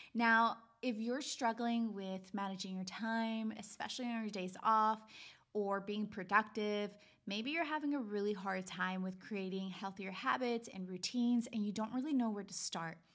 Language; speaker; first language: English; native; English